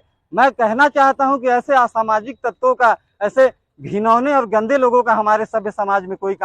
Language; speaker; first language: Hindi; native; Hindi